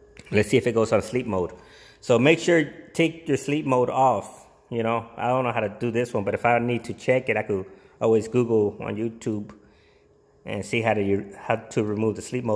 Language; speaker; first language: English; early bilingual, other home language; Spanish